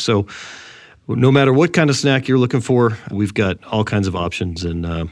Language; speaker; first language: English; native; English